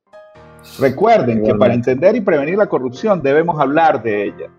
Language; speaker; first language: Spanish; native; Spanish